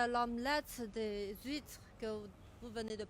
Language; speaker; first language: French; non-native, fluent; Chinese